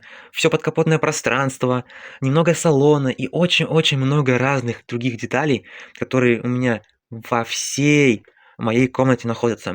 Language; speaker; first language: Russian; native; Russian